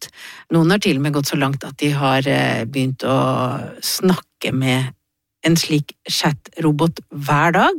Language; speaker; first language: Norwegian; native; Norwegian